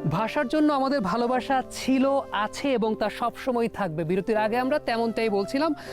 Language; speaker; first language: Bangla; native; Bangla